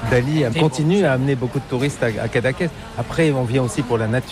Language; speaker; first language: French; native; French